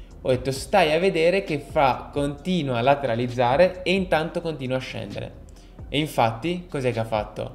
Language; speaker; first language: Italian; native; Italian